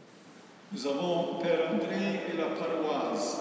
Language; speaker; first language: French; non-native, fluent; English